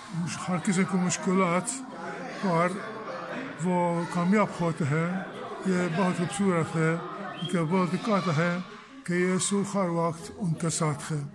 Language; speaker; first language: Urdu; non-native, learner; Maltese